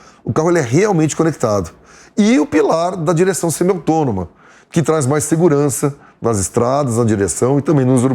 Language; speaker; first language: Portuguese; native; Portuguese